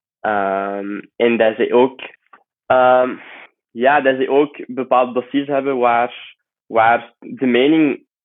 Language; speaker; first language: Dutch; non-native, fluent; Arabic